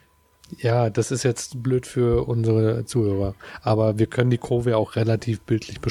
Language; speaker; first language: German; native; German